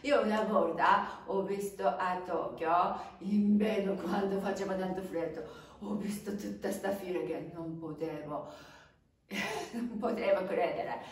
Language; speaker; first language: Italian; non-native, fluent; Japanese